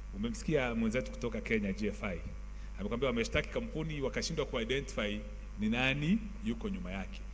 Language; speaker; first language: Swahili; native; Swahili